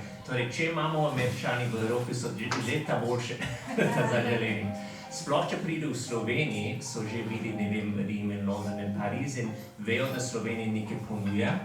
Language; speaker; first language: Slovenian; non-native, fluent; English